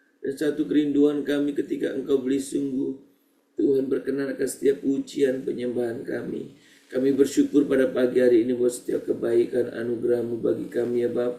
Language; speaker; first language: Indonesian; native; Indonesian